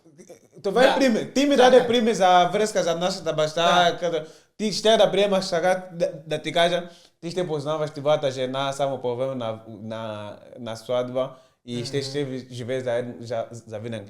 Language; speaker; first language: Bulgarian; non-native, learner; Portuguese